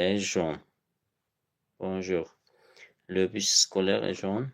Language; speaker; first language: French; non-native, fluent; Azerbaijani